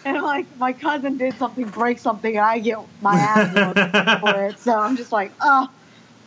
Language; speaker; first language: English; early bilingual, other home language; Chinese